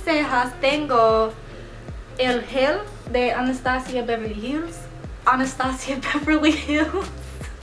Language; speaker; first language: Spanish; non-native, learner; English